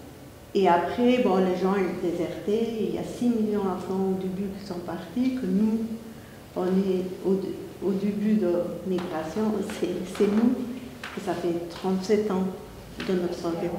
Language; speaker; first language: French; non-native, fluent; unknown